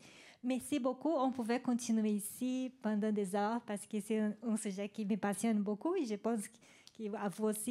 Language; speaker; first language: French; non-native, fluent; Spanish